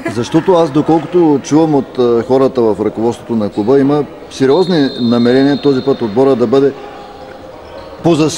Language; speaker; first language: Bulgarian; native; Bulgarian